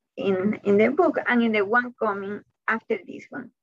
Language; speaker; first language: English; non-native, fluent; Spanish